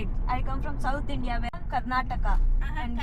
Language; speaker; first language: English; non-native, local second language; Kannada